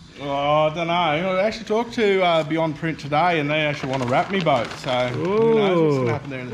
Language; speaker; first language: English; native; English